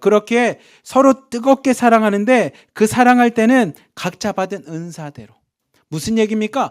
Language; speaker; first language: Korean; native; Korean